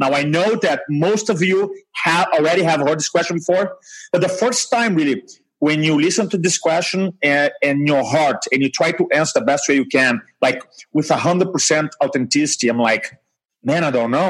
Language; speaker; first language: English; non-native, fluent; Portuguese